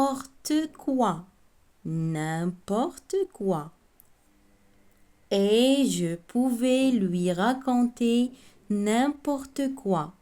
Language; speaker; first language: French; non-native, local second language; Arabic